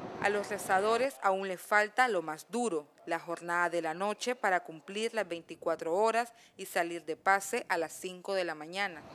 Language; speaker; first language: Spanish; native; Spanish